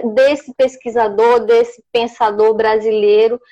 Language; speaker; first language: Portuguese; native; Portuguese